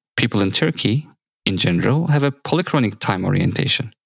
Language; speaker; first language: English; non-native, fluent; Turkish